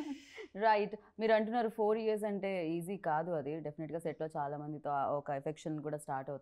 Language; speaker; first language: Telugu; native; Telugu